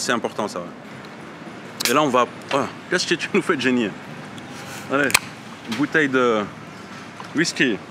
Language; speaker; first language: French; native; French